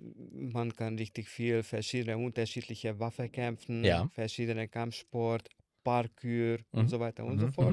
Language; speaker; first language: German; non-native, learner; Hungarian